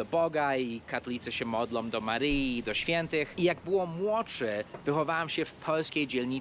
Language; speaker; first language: Polish; early bilingual, heritage; Polish